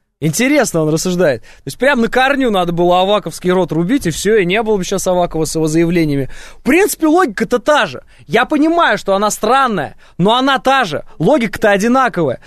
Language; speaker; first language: Russian; native; Russian